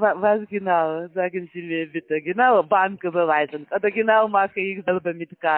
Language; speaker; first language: German; non-native, learner; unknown